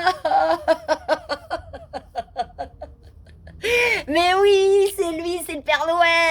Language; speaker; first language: French; native; French